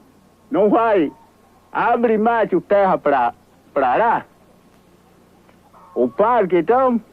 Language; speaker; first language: Portuguese; non-native, local second language; Kayapó